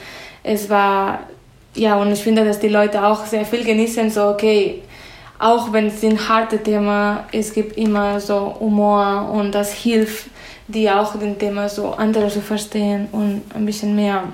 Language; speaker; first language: German; non-native, fluent; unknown